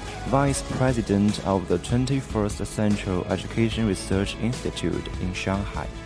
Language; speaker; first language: English; non-native, fluent; Chinese